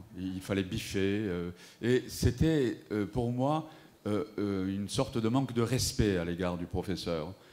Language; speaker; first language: French; non-native, fluent; Japanese